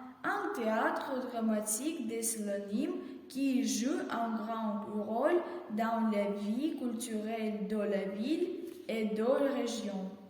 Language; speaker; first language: French; non-native, learner; Russian